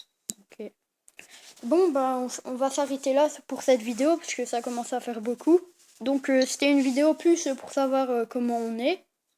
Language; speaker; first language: French; native; French